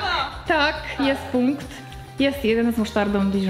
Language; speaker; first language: Polish; native; Polish